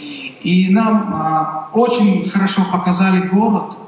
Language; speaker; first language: Russian; non-native, local second language; Tajik